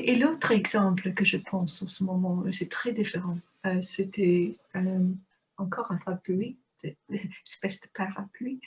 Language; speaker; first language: French; non-native, fluent; English